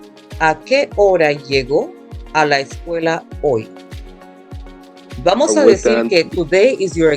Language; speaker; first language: Spanish; non-native, fluent; English